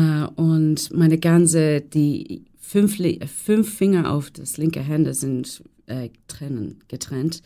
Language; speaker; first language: German; non-native, learner; English